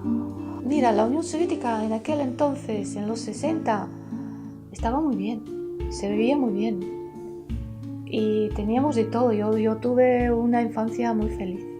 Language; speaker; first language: Spanish; early bilingual, heritage; Spanish